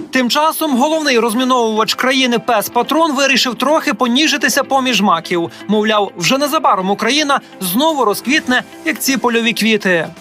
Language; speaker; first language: Ukrainian; native; Ukrainian